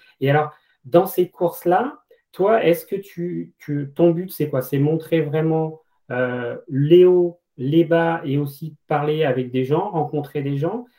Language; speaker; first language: French; native; French